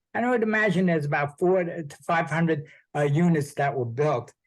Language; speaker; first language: English; native; English